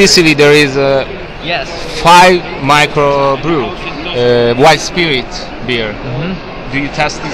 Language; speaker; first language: English; non-native, learner; Italian